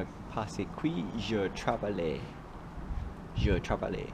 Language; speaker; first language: French; non-native, learner; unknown